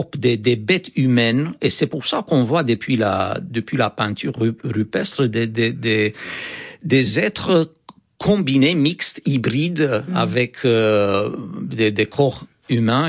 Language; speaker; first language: French; non-native, fluent; Romanian